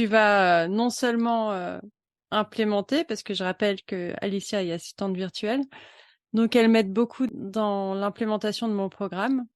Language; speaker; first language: French; native; French